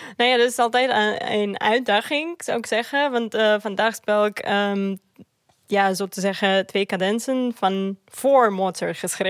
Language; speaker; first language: Dutch; non-native, fluent; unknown